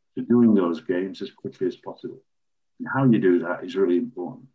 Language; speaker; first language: English; native; English